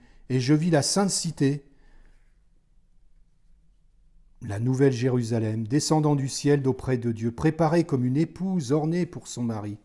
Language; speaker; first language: French; native; French